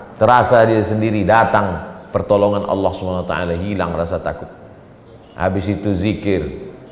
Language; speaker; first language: Indonesian; native; Indonesian